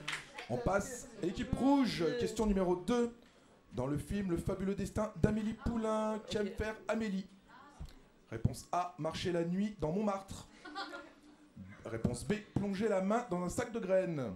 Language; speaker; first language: French; native; French